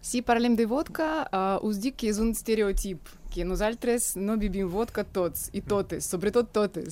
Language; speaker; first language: Catalan; non-native, fluent; Russian